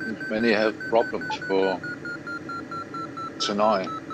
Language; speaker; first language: English; non-native, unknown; Danish